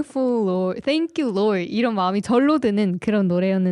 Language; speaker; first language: Korean; native; Korean